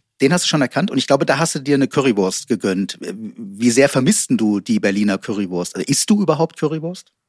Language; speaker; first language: German; native; German